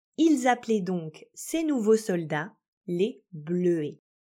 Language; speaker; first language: French; native; French